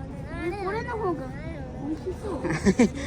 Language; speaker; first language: Japanese; early bilingual, other home language; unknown